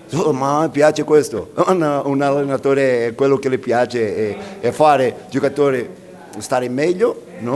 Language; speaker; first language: Italian; non-native, fluent; Portuguese